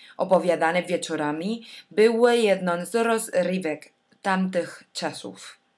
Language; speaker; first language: Polish; non-native, learner; Spanish